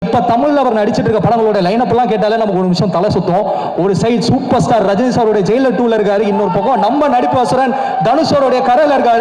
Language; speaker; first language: Tamil; native; Tamil